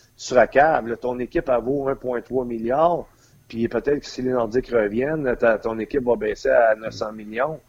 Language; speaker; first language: French; native; French